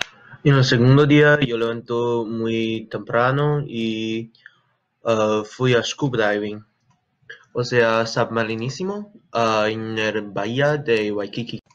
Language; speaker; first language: Spanish; non-native, learner; English